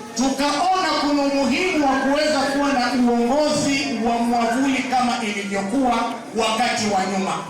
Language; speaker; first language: Swahili; native; Swahili